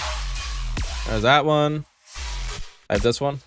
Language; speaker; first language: English; native; English